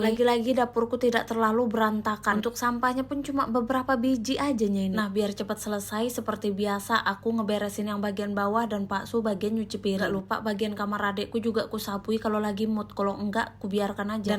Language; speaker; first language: Indonesian; native; Indonesian